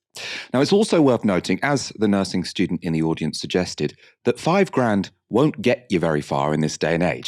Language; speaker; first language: English; native; English